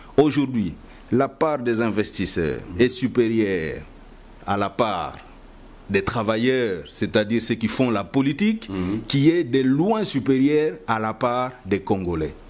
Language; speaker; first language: French; non-native, local second language; Lingala